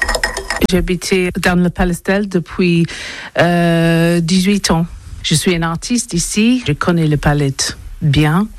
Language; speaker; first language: French; non-native, learner; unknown